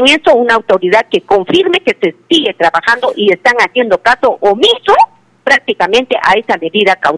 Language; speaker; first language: Spanish; native; Spanish